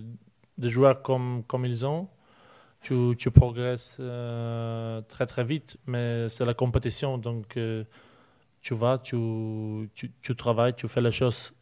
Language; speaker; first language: French; non-native, learner; Polish